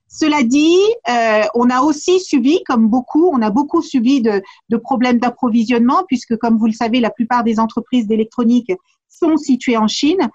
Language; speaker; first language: French; early bilingual, other home language; Kabuverdianu